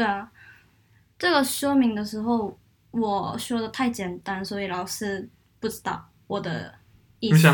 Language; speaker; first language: Chinese; non-native, fluent; Korean